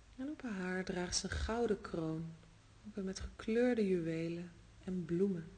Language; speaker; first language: Dutch; native; Dutch